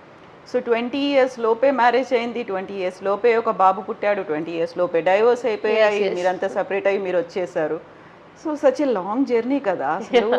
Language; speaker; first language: Telugu; native; Telugu